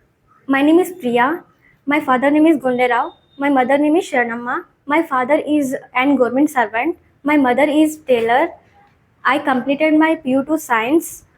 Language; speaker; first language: English; non-native, learner; Kannada